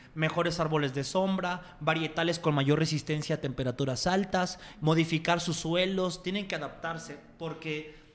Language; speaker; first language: Spanish; native; Spanish